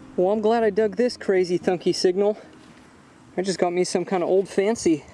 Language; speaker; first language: English; native; English